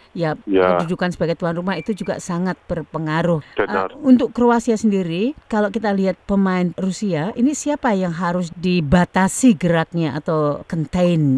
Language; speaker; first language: Indonesian; native; Indonesian